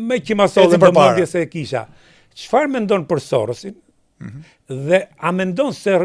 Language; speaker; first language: Albanian; native; Albanian